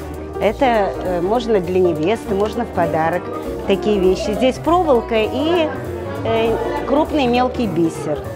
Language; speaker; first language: Russian; native; Russian